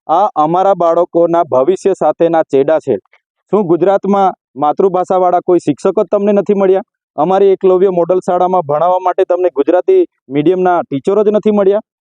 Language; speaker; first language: Gujarati; native; Gujarati